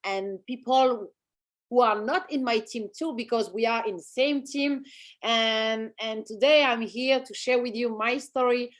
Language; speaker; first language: English; non-native, fluent; French